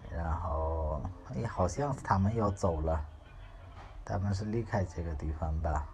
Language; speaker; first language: Chinese; non-native, learner; Hindi